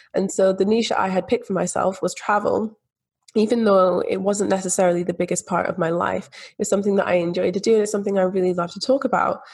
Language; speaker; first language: English; native; English